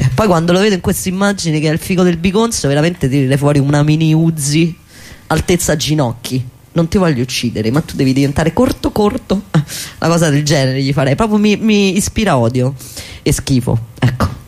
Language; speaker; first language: Italian; native; Italian